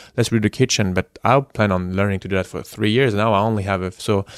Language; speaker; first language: English; non-native, fluent; French